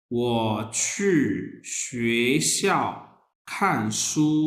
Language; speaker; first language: Chinese; non-native, fluent; Urdu